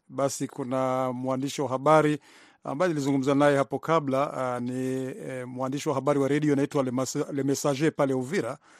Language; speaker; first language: Swahili; non-native, local second language; Rundi